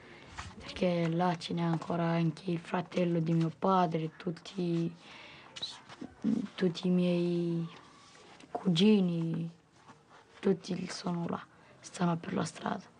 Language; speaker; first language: Italian; early bilingual, other home language; Romanian